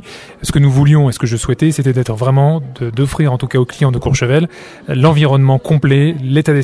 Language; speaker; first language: French; native; French